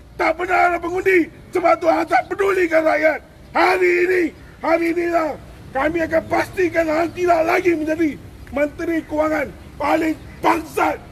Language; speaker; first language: Malay; native; Malay